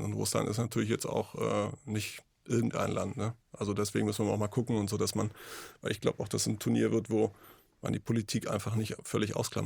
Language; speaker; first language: German; native; German